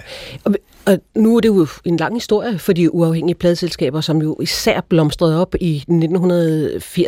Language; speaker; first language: Danish; native; Danish